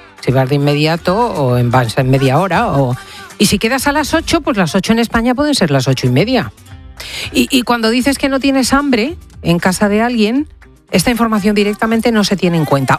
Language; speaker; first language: Spanish; native; Spanish